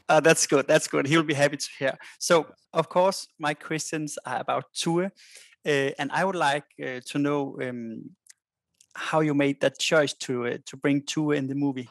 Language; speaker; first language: English; non-native, fluent; Danish